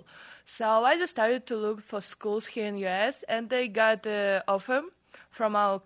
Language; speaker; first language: English; non-native, fluent; Russian